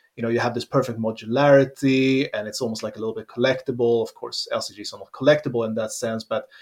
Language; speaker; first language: English; non-native, fluent; Swedish